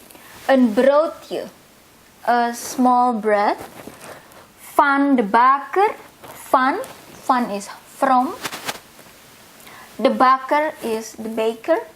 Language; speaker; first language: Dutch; non-native, fluent; Indonesian